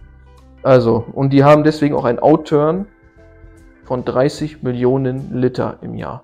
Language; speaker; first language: German; native; German